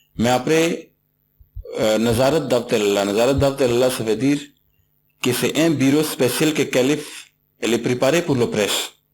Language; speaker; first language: French; non-native, learner; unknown